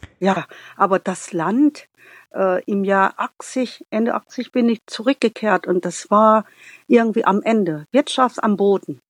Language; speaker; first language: German; non-native, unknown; Vietnamese